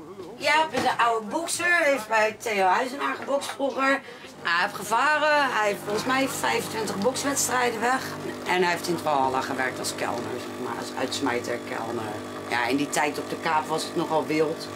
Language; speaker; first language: Dutch; native; Dutch